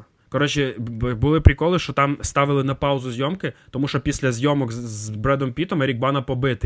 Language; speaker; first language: Ukrainian; native; Ukrainian